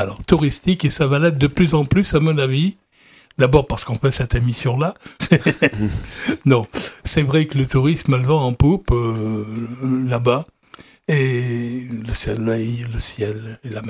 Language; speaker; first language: French; native; French